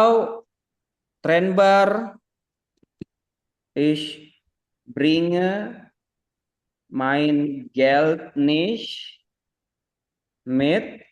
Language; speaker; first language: German; non-native, fluent; Indonesian